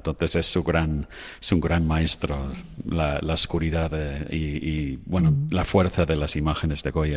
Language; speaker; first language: Spanish; non-native, fluent; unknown